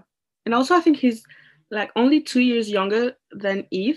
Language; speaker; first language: English; non-native, fluent; French